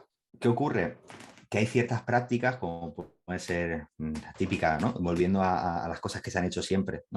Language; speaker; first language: Spanish; native; Spanish